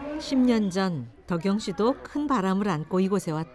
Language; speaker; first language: Korean; native; Korean